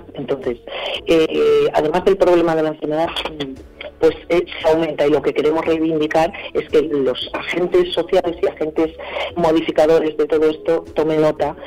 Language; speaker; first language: Spanish; native; Spanish